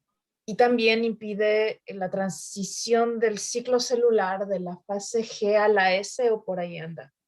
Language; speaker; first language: Spanish; native; Spanish